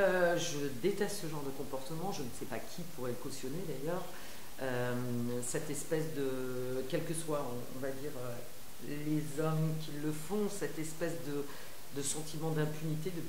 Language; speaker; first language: French; native; French